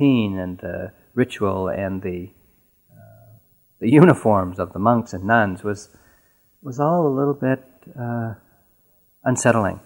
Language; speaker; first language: English; native; English